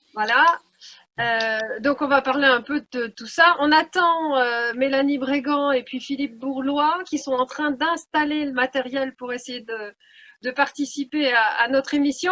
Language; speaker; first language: French; native; French